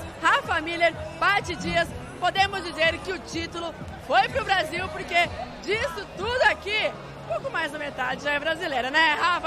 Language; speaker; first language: Portuguese; native; Portuguese